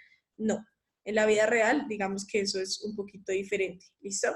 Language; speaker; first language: Spanish; native; Spanish